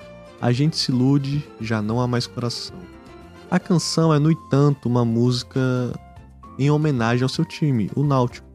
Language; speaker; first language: Portuguese; native; Portuguese